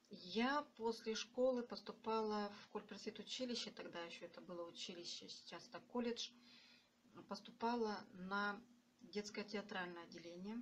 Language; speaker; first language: Russian; native; Russian